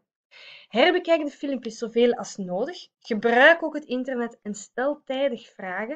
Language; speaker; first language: Dutch; native; Dutch